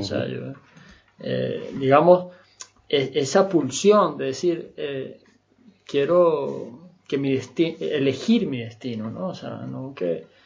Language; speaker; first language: Spanish; native; Spanish